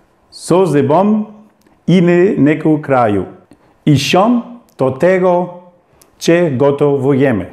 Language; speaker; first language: Polish; non-native, learner; German